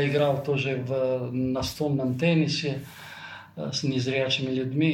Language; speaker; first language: Russian; non-native, fluent; Italian